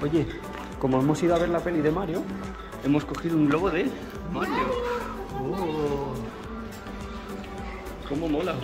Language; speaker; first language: Spanish; native; Spanish